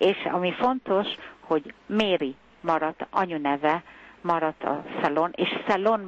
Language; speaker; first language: Hungarian; early bilingual, heritage; Hungarian